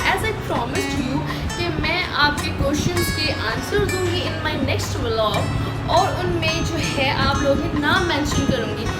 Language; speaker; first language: Urdu; native; Urdu